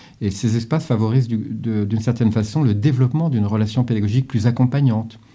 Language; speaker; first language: French; native; French